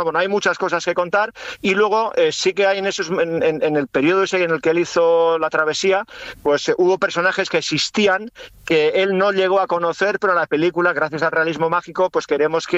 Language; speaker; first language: Spanish; native; Spanish